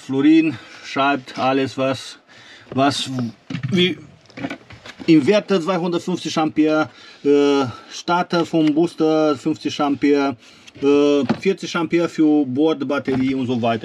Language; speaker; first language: German; non-native, learner; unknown